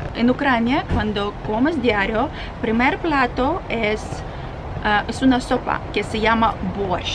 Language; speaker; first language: Spanish; non-native, fluent; Russian